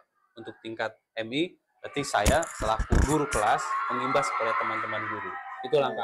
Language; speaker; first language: Indonesian; native; Indonesian